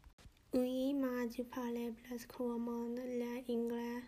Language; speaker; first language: French; non-native, learner; English